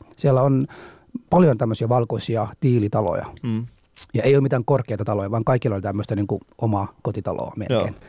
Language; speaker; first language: Finnish; non-native, fluent; Somali